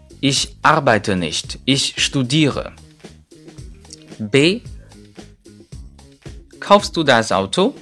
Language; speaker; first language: German; non-native, fluent; Chinese